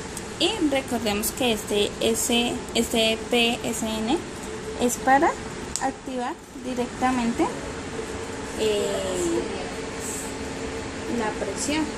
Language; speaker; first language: Spanish; native; Spanish